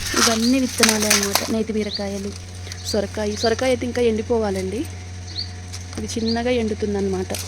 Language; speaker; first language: Telugu; native; Telugu